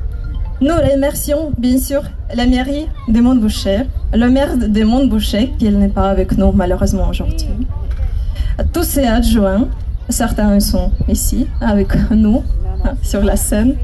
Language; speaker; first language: French; non-native, fluent; Ukrainian